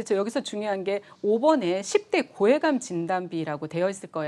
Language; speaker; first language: Korean; native; Korean